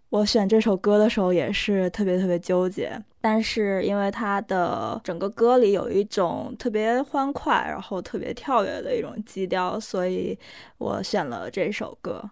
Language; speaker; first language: Chinese; non-native, local second language; Korean